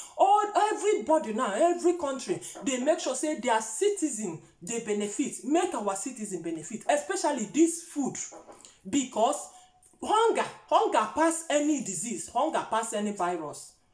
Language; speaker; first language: Nigerian Pidgin; non-native, local second language; Igbo